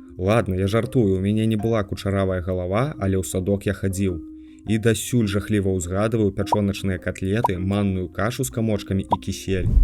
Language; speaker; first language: Belarusian; native; Belarusian